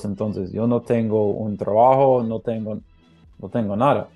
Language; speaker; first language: Spanish; non-native, learner; English